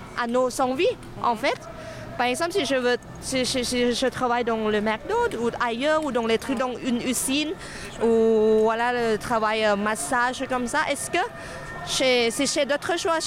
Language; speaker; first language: French; non-native, fluent; Thai